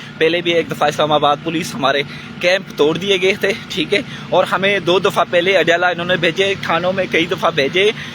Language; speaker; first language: Urdu; non-native, local second language; Sindhi